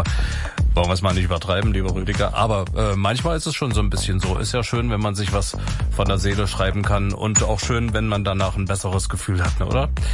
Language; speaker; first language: German; native; German